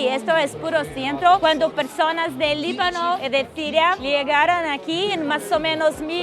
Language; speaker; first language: Spanish; non-native, fluent; Portuguese